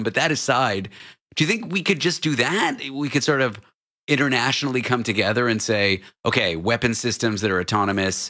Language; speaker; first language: English; native; English